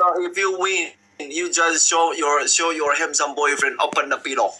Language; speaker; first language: English; non-native, learner; Chinese